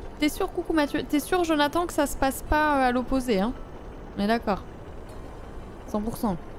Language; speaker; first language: French; native; French